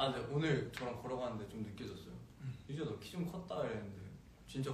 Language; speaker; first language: Korean; non-native, fluent; Chinese